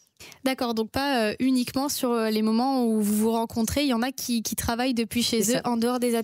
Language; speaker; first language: French; native; French